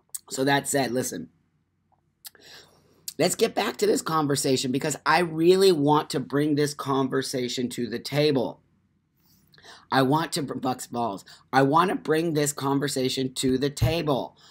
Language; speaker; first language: English; native; English